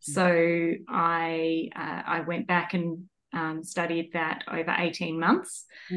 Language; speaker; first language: English; native; English